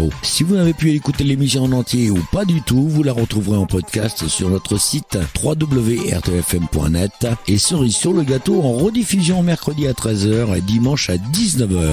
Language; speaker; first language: French; native; French